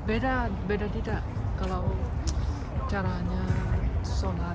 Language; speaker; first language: Indonesian; non-native, fluent; Chinese